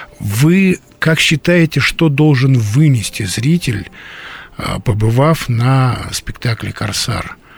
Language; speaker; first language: Russian; native; Russian